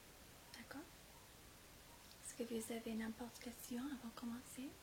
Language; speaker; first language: French; non-native, fluent; English